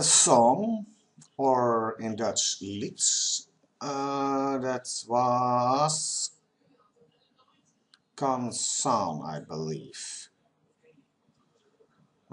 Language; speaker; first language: English; non-native, fluent; Dutch